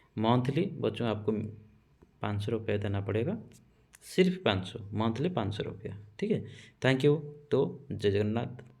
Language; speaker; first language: Hindi; non-native, local second language; Odia